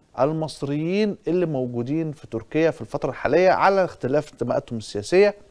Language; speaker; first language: Arabic; native; Arabic